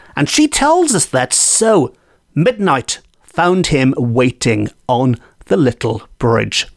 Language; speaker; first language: English; native; English